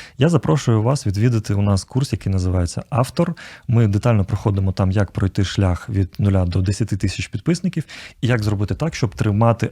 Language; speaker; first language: Ukrainian; native; Ukrainian